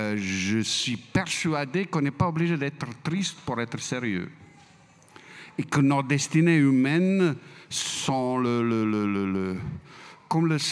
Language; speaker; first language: French; non-native, fluent; Croatian